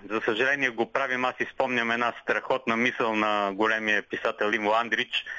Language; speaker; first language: Bulgarian; native; Bulgarian